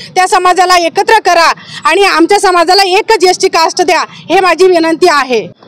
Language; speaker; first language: Marathi; non-native, local second language; Lambadi